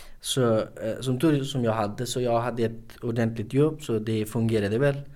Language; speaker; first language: Swedish; non-native, fluent; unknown